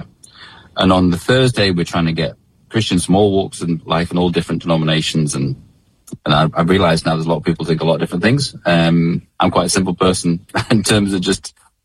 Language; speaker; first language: English; native; English